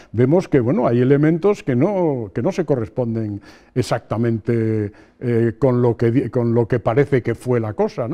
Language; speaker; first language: Spanish; native; Spanish